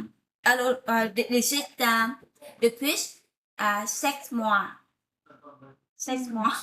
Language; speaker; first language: French; non-native, learner; Vietnamese